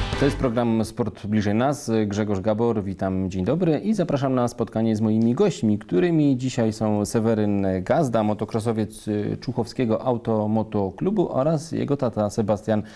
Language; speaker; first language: Polish; native; Polish